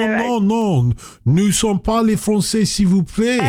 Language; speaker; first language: French; non-native, learner; English